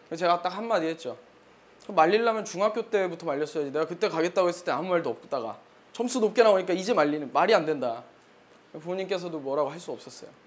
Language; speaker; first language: Korean; native; Korean